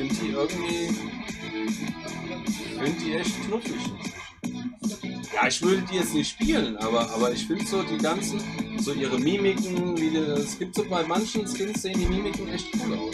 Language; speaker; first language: German; native; German